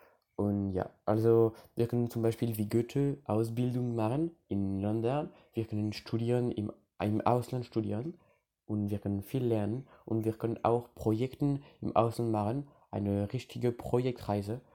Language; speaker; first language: German; non-native, learner; French